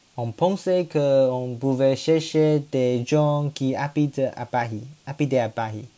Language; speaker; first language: French; non-native, learner; Chinese